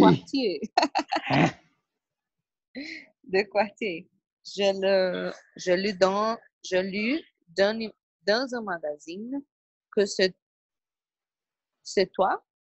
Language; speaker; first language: French; non-native, learner; Portuguese